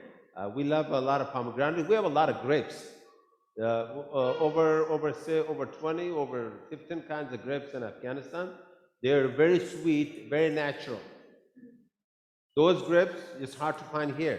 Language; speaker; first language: English; non-native, local second language; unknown